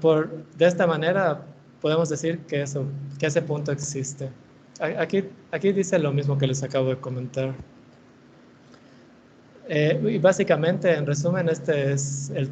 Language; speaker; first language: Spanish; native; Spanish